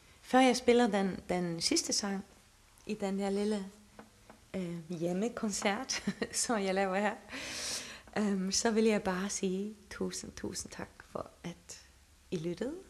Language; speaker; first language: Danish; non-native, local second language; Faroese